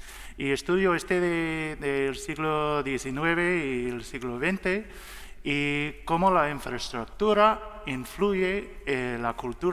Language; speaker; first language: Spanish; non-native, learner; English